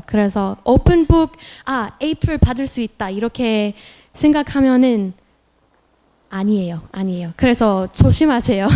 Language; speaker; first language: Korean; non-native, fluent; French